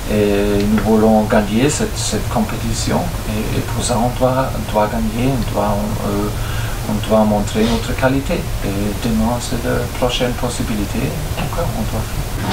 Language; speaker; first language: French; non-native, fluent; German